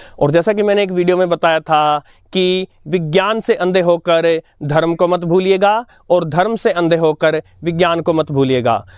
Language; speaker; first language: Hindi; native; Hindi